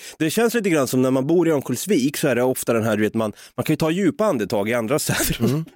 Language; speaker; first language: Swedish; native; Swedish